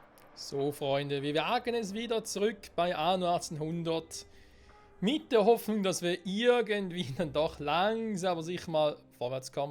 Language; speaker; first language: German; native; German